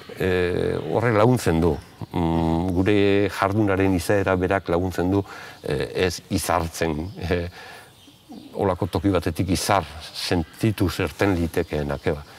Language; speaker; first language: Basque; native; Basque